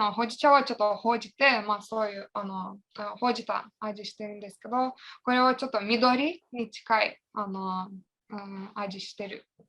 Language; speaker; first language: Japanese; non-native, fluent; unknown